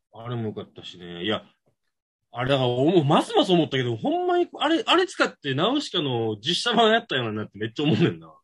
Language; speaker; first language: Japanese; native; Japanese